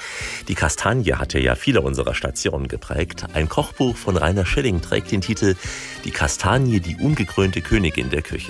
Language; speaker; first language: German; native; German